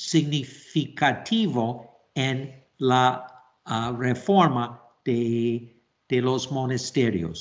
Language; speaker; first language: Spanish; non-native, fluent; English